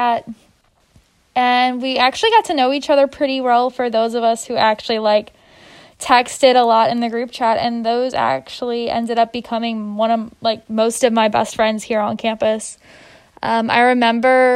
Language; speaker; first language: English; native; English